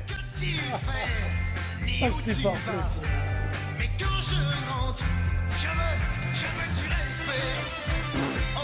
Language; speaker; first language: French; native; French